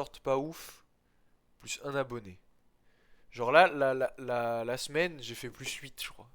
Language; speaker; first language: French; native; French